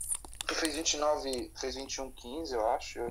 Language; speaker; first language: Portuguese; native; Portuguese